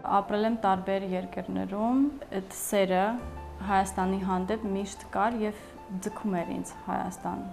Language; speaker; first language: Armenian; early bilingual, heritage; Armenian